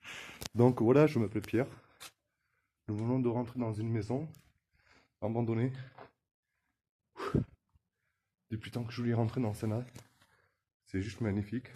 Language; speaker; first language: French; native; French